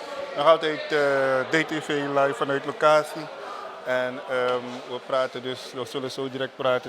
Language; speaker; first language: Dutch; native; Dutch